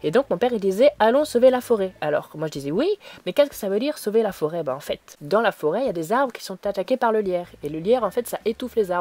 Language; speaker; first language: French; native; French